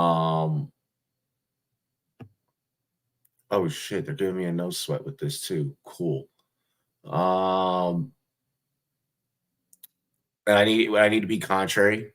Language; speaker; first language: English; native; English